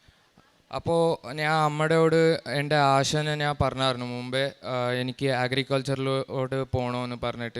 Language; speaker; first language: Malayalam; early bilingual, heritage; Malayalam